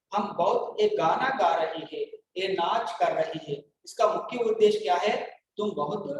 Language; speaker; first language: Hindi; non-native, local second language; Telugu